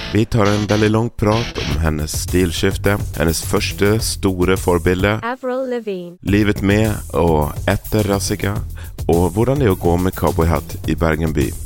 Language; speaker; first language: Norwegian; native; Norwegian